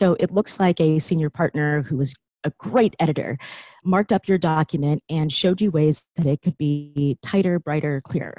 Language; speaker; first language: English; native; English